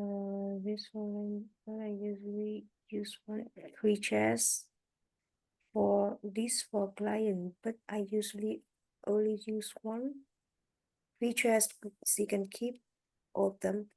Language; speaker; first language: English; non-native, learner; French